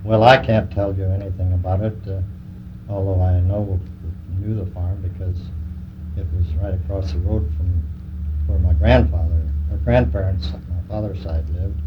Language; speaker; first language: English; native; English